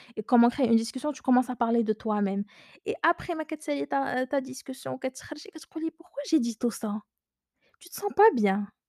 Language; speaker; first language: French; non-native, local second language; Arabic